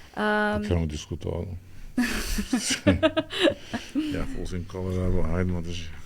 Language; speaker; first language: Albanian; native; Albanian